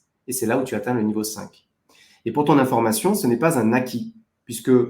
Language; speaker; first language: French; native; French